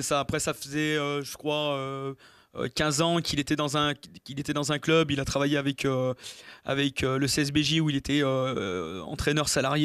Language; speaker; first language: French; native; French